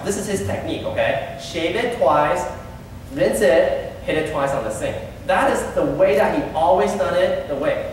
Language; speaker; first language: English; early bilingual, other home language; Chinese